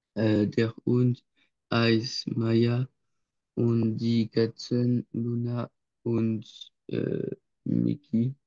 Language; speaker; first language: German; non-native, learner; French